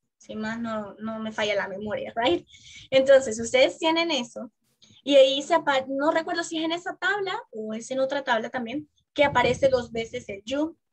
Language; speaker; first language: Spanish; native; Spanish